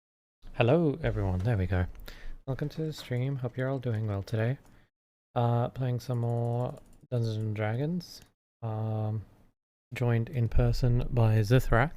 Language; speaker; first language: English; native; English